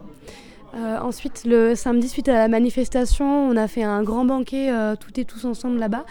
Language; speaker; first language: French; native; French